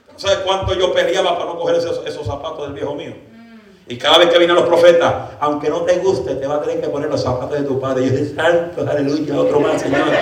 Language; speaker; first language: Spanish; early bilingual, heritage; Spanish